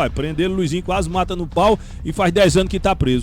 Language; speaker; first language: Portuguese; native; Portuguese